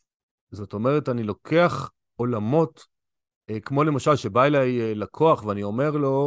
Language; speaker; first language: Hebrew; native; Hebrew